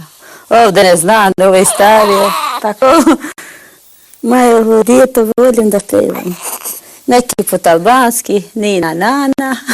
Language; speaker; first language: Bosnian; non-native, learner; Albanian